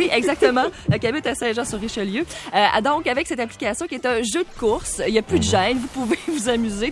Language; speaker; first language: French; native; French